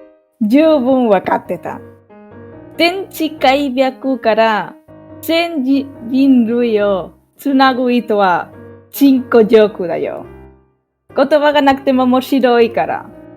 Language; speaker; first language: Japanese; non-native, fluent; English